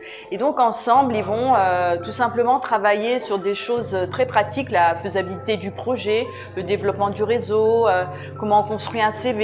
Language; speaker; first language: French; native; French